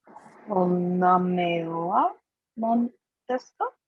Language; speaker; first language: Japanese; non-native, learner; English